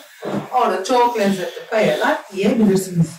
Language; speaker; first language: Turkish; native; Turkish